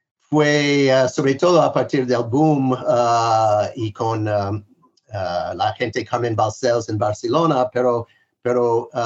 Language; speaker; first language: Spanish; non-native, fluent; English